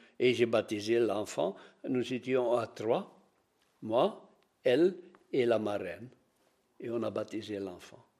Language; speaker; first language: French; non-native, local second language; Dutch